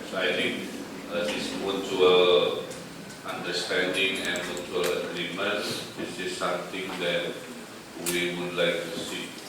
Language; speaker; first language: English; non-native, fluent; Indonesian